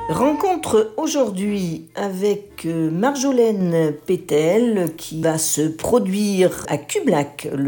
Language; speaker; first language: French; native; French